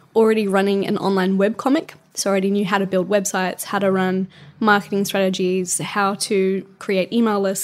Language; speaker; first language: English; native; English